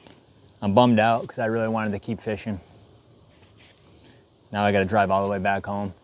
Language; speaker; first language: English; native; English